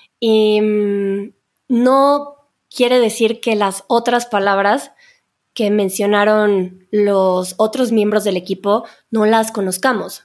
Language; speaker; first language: Spanish; native; Spanish